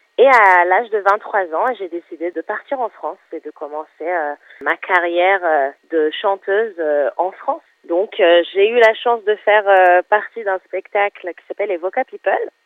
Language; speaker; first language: French; non-native, fluent; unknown